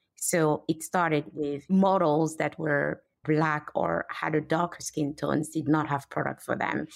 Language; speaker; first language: English; non-native, fluent; French